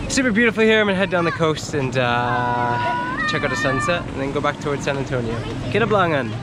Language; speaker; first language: English; native; English